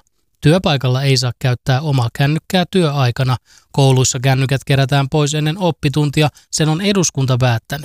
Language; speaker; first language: Finnish; native; Finnish